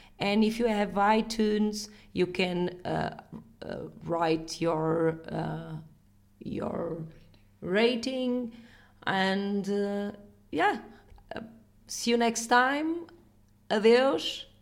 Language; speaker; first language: English; non-native, fluent; Portuguese